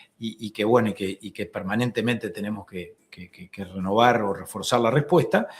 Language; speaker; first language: Spanish; native; Spanish